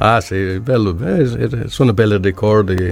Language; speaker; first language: Italian; non-native, learner; Swedish